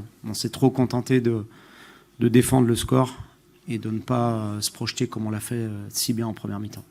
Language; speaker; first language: French; native; French